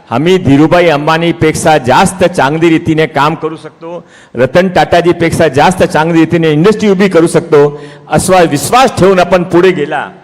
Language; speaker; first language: Marathi; non-native, local second language; Hindi